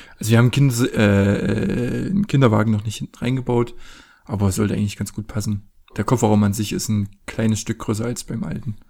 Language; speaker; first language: German; native; German